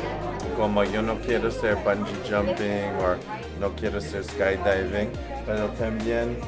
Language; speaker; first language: Spanish; non-native, learner; English